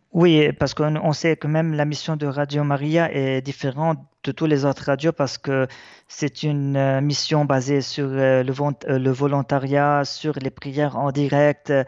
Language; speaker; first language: French; non-native, local second language; Arabic